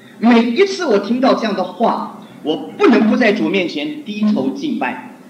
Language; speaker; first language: Chinese; non-native, local second language; Hakka Chinese